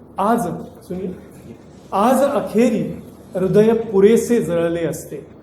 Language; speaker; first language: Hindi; non-native, local second language; Marathi